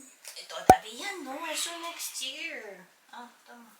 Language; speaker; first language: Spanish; non-native, learner; Filipino